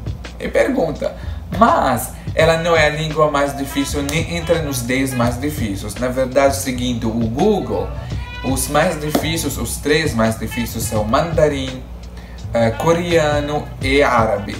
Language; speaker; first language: Portuguese; non-native, fluent; Arabic